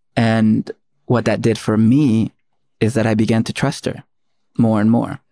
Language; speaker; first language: English; early bilingual, other home language; Spanish